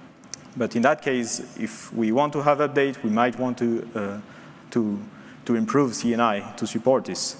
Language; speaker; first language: English; non-native, fluent; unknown